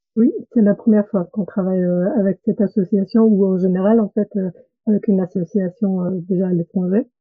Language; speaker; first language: French; non-native, fluent; German